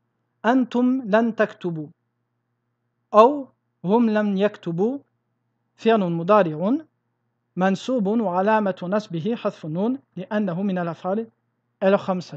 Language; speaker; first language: Arabic; non-native, fluent; French